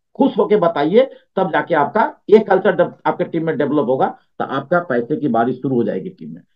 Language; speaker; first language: Hindi; native; Hindi